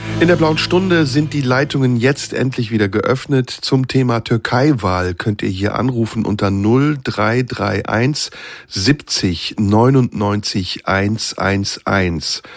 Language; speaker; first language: German; early bilingual, other home language; Turkish